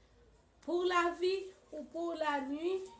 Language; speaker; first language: French; non-native, learner; Haitian Creole